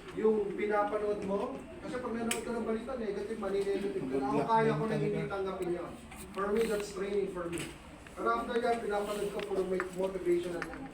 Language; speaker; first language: Filipino; native; Filipino